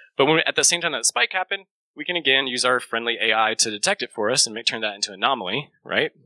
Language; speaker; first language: English; native; English